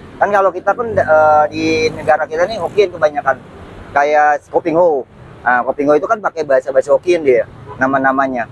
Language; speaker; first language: Indonesian; native; Indonesian